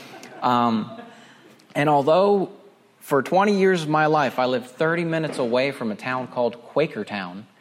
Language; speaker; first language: English; native; English